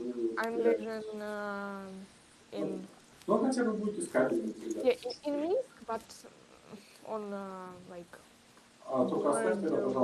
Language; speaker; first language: English; non-native, learner; Russian